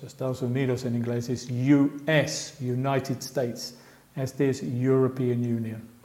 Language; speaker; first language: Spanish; non-native, fluent; English